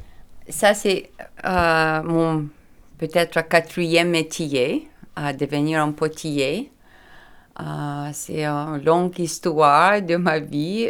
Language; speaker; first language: French; non-native, learner; Lithuanian